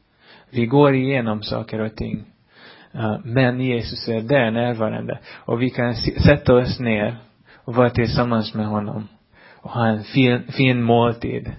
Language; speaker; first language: Swedish; non-native, fluent; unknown